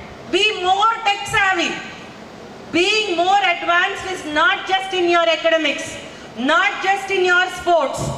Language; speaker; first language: English; non-native, local second language; Telugu